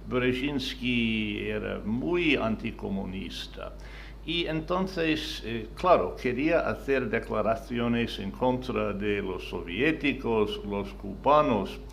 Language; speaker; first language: Spanish; non-native, fluent; English